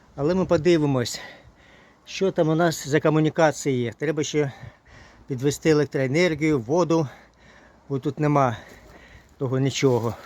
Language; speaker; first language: Ukrainian; non-native, local second language; Russian